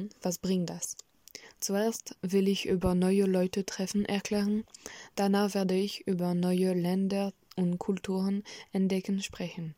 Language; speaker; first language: German; non-native, learner; French